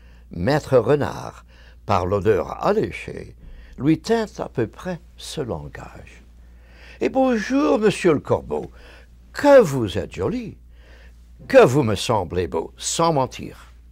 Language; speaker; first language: French; early bilingual, other home language; Yiddish